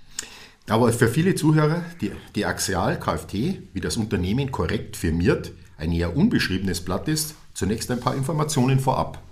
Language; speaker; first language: German; native; German